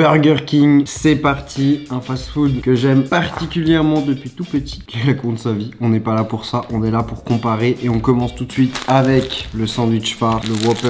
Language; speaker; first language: French; native; French